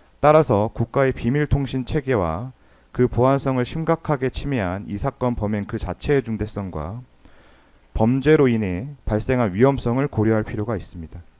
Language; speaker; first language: Korean; native; Korean